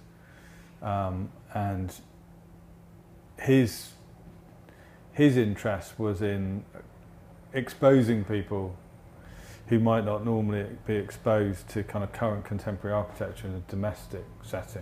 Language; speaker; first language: English; native; English